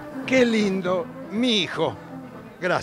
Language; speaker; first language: Spanish; native; Spanish